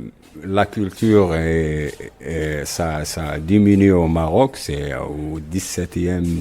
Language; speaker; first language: French; non-native, local second language; Arabic